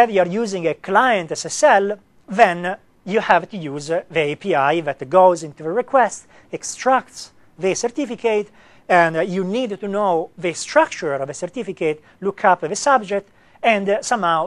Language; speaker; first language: English; non-native, fluent; Italian